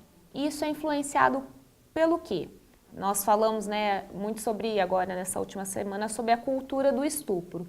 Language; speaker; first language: Portuguese; native; Portuguese